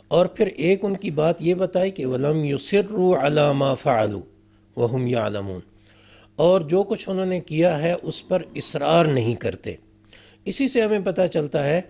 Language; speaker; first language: Urdu; native; Urdu